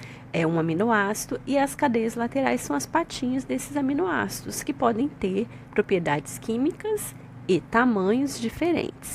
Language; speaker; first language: Portuguese; native; Portuguese